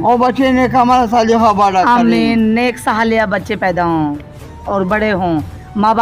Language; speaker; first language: Hindi; non-native, local second language; Pashto